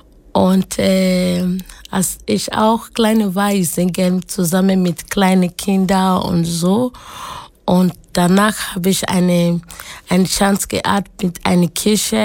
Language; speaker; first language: German; non-native, learner; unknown